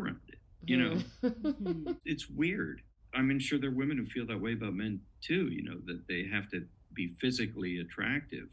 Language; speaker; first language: English; native; English